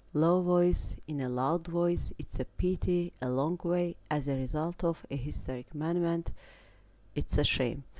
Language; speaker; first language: English; non-native, fluent; Azerbaijani